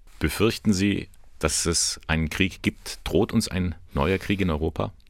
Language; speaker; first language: German; native; German